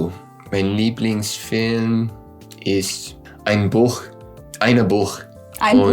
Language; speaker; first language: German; non-native, learner; English